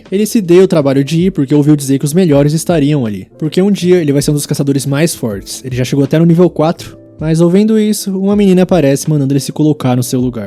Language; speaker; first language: Portuguese; native; Portuguese